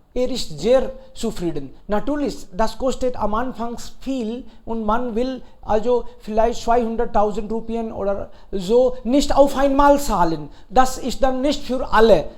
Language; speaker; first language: German; non-native, fluent; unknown